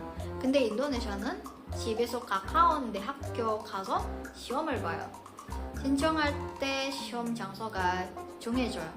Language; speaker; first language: Korean; non-native, fluent; Indonesian